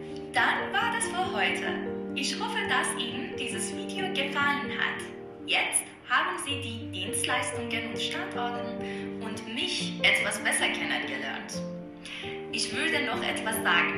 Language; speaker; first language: German; non-native, fluent; Persian